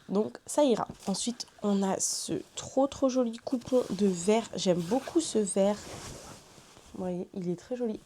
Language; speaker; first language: French; native; French